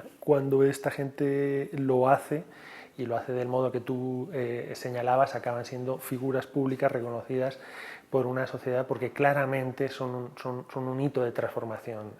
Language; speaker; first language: Spanish; native; Spanish